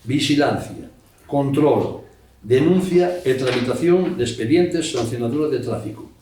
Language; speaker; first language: Spanish; non-native, local second language; Galician